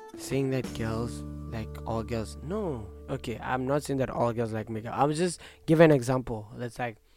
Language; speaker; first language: English; non-native, local second language; Tswana